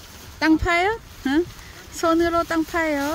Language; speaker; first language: Korean; non-native, learner; Vietnamese